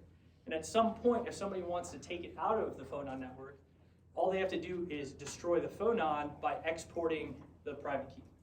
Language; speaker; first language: English; native; English